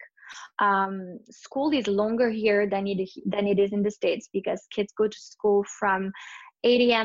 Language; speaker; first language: English; native; English